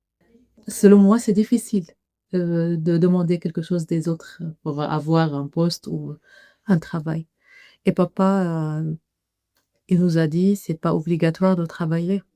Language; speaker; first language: French; non-native, learner; Arabic